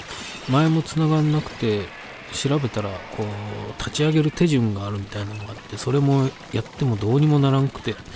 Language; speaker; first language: Japanese; native; Japanese